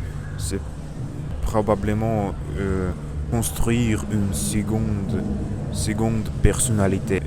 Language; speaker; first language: French; non-native, learner; Russian